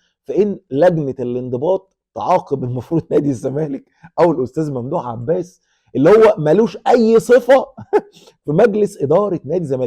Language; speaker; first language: Arabic; native; Arabic